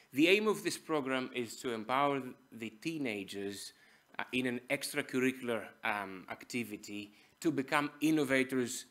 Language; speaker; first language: English; non-native, fluent; Greek